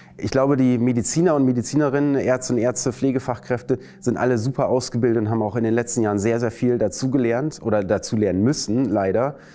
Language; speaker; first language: German; native; German